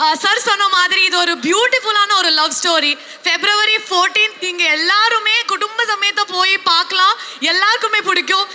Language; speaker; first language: Tamil; non-native, local second language; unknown